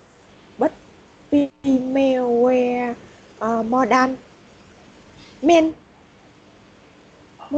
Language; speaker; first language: English; non-native, learner; Vietnamese